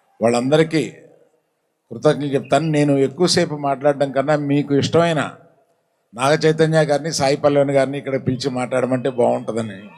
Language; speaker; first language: Telugu; native; Telugu